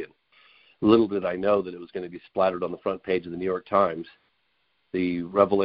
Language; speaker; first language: English; native; English